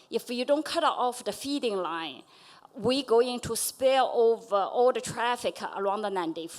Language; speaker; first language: English; non-native, fluent; Chinese